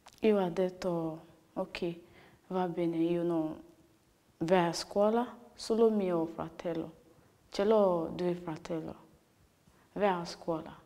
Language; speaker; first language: Italian; non-native, learner; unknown